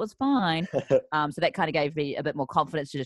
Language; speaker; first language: English; native; English